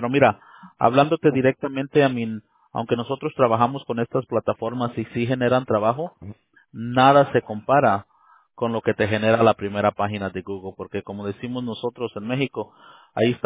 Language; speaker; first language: Spanish; early bilingual, heritage; Spanish